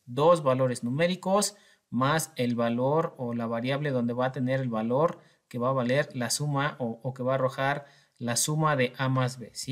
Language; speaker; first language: Spanish; native; Spanish